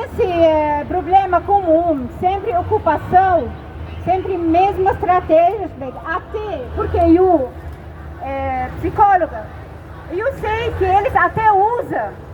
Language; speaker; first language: Portuguese; non-native, learner; Arabic